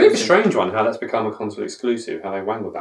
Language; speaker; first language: English; native; English